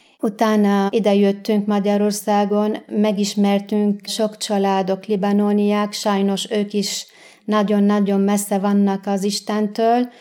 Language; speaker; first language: Hungarian; non-native, learner; Arabic